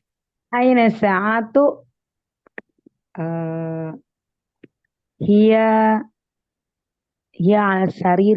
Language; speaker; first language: Arabic; non-native, learner; Indonesian